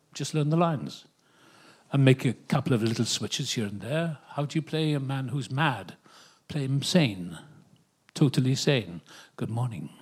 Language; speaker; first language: English; native; English